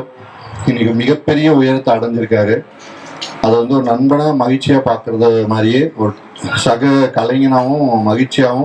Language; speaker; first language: Tamil; native; Tamil